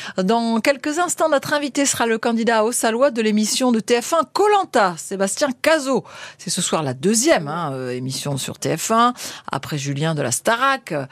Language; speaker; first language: French; native; French